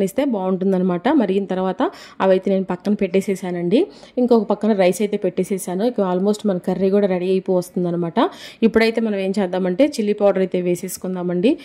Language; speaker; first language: Telugu; native; Telugu